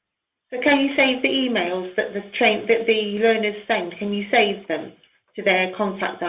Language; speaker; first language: English; native; English